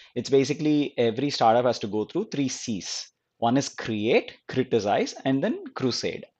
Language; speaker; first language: English; non-native, local second language; Telugu